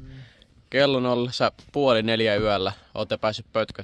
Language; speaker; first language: Finnish; native; Finnish